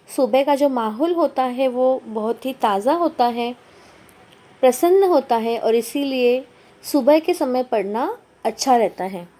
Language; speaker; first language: Hindi; non-native, local second language; Marathi